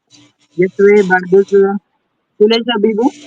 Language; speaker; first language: French; non-native, learner; Filipino